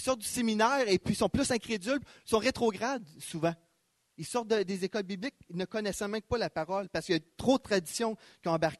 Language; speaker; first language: French; native; French